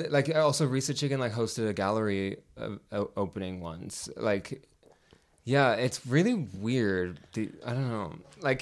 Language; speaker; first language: English; native; English